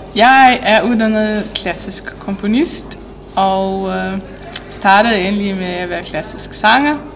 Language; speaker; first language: Danish; non-native, fluent; Portuguese